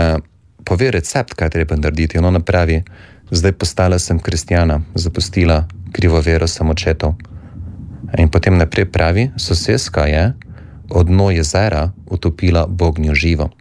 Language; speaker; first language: Slovenian; native; Slovenian